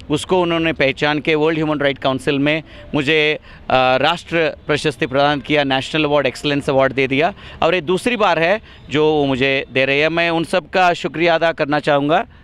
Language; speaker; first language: Hindi; non-native, local second language; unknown